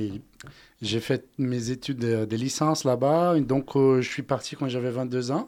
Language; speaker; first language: French; non-native, fluent; Portuguese